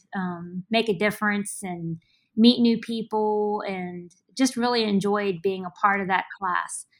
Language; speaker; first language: English; native; English